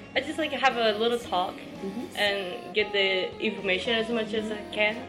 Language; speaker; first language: English; non-native, fluent; Japanese